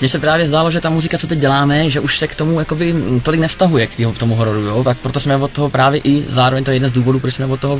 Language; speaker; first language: Czech; native; Czech